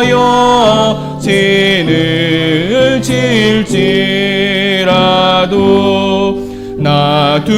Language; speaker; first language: Korean; native; Korean